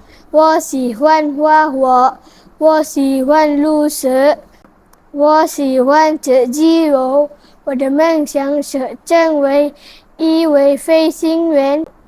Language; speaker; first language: Chinese; non-native, learner; Malay